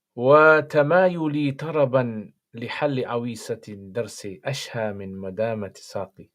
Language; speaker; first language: Arabic; non-native, fluent; English